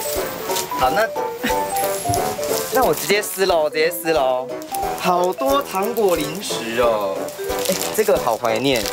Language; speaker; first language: Chinese; native; Chinese